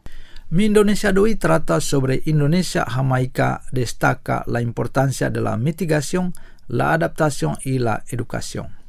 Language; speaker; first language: Spanish; non-native, fluent; Indonesian